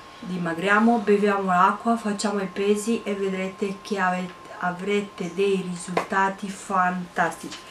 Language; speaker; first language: Italian; non-native, fluent; Romanian